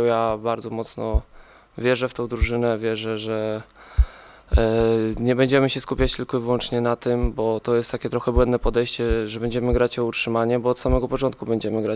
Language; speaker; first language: Polish; native; Polish